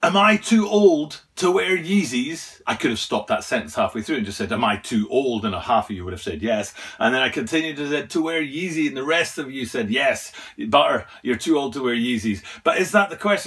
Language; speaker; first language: English; native; English